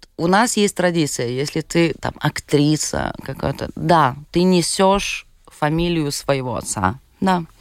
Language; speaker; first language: Russian; non-native, fluent; Lithuanian